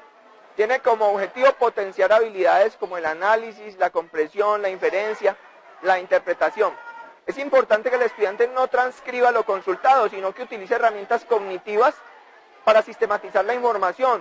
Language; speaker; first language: Spanish; native; Spanish